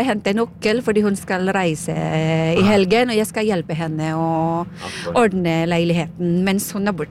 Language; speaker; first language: Norwegian; non-native, fluent; Filipino